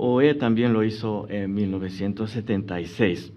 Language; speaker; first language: Spanish; non-native, fluent; Japanese